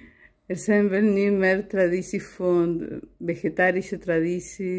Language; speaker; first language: Dutch; non-native, learner; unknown